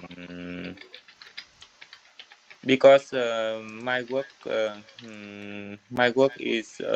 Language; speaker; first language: English; non-native, learner; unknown